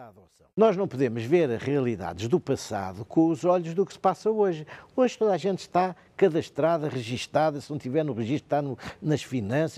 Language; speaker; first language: Portuguese; native; Portuguese